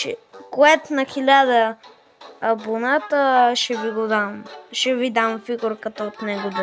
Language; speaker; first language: Bulgarian; native; Bulgarian